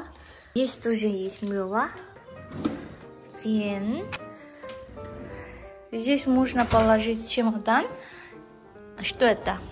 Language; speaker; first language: Russian; non-native, learner; Korean